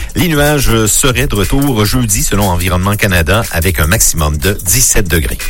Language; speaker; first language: French; native; French